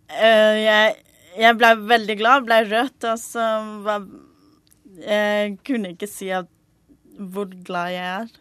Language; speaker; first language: Norwegian; non-native, learner; Burmese